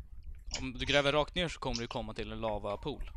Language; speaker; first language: Swedish; native; Swedish